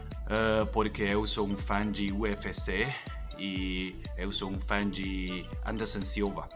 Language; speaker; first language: Portuguese; non-native, learner; Spanish